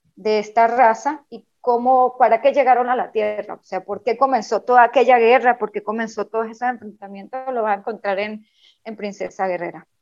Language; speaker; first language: Spanish; native; Spanish